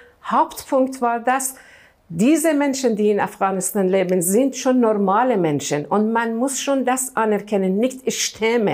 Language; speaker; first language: German; non-native, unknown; Persian